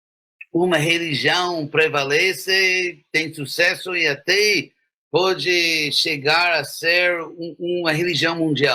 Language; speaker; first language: Portuguese; non-native, fluent; English